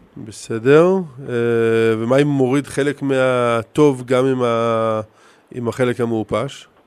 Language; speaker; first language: Hebrew; native; Hebrew